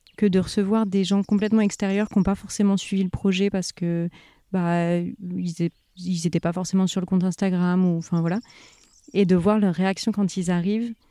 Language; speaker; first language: French; native; French